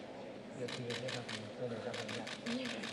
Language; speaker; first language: Italian; non-native, fluent; Spanish